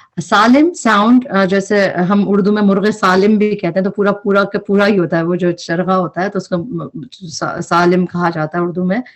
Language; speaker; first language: Urdu; native; Urdu